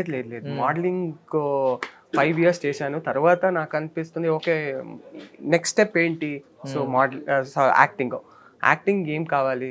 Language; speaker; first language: Telugu; non-native, learner; Kannada